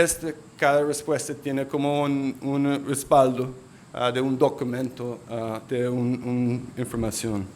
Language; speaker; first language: Spanish; non-native, local second language; English